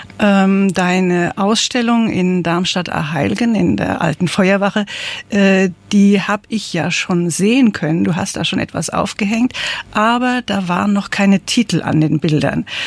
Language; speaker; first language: German; native; German